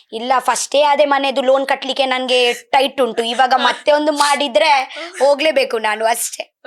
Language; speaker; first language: Kannada; non-native, local second language; Tulu